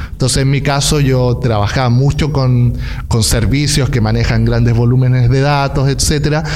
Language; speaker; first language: Spanish; native; Spanish